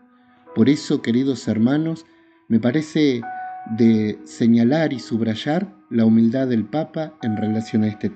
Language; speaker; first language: Spanish; native; Spanish